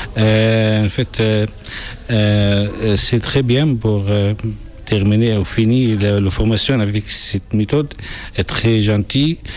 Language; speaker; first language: French; non-native, fluent; Arabic